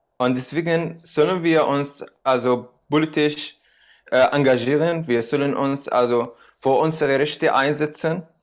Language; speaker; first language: German; non-native, fluent; Arabic